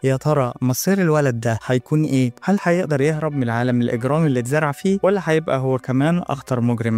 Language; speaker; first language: Arabic; native; Arabic